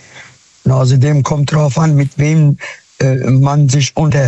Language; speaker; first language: German; non-native, fluent; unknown